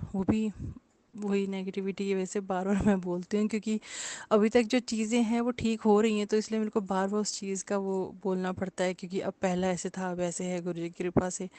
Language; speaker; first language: Hindi; native; Hindi